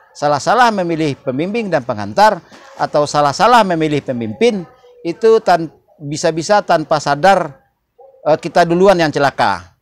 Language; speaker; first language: Indonesian; non-native, local second language; Minangkabau